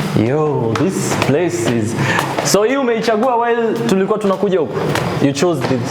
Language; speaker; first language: Swahili; native; Swahili